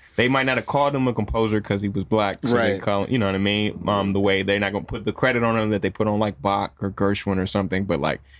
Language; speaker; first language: English; native; English